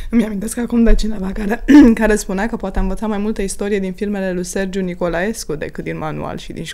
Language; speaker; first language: Romanian; native; Romanian